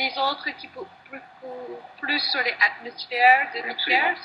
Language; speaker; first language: French; non-native, learner; English